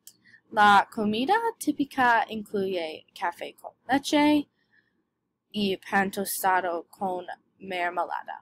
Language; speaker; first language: Spanish; non-native, learner; English